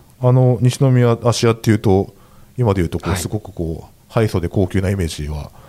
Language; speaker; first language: Japanese; native; Japanese